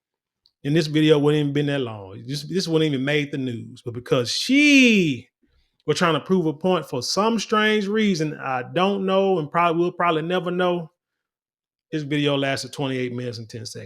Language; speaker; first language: English; native; English